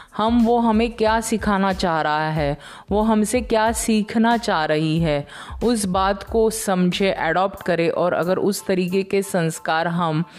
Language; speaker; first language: Hindi; non-native, local second language; Marathi